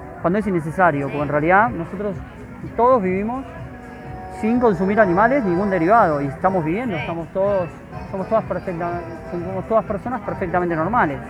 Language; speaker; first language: Spanish; native; Spanish